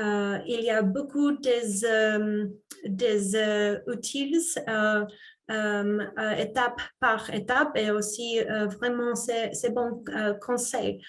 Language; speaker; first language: French; non-native, fluent; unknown